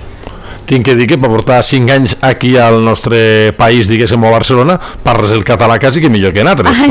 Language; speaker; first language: Catalan; native; Catalan